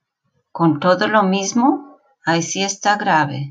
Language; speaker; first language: Spanish; native; Spanish